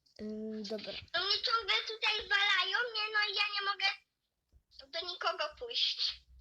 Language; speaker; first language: Polish; native; Polish